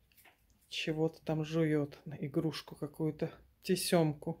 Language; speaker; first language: Russian; native; Russian